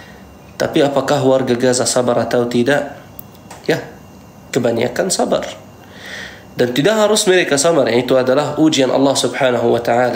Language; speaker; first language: Indonesian; non-native, fluent; Arabic